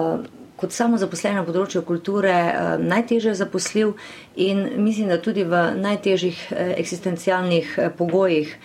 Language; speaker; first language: Slovenian; native; Slovenian